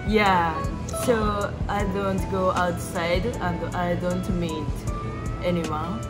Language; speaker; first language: English; non-native, learner; Japanese